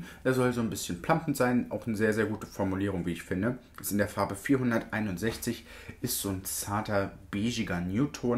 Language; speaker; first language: German; native; German